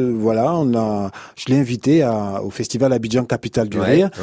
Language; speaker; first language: French; non-native, local second language; Hausa